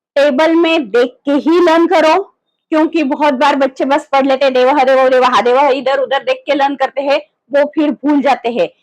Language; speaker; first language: Hindi; non-native, local second language; Marathi